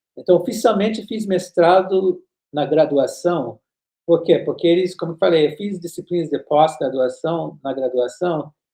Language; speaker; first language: Portuguese; non-native, fluent; English